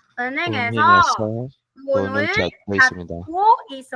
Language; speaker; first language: Korean; non-native, fluent; Filipino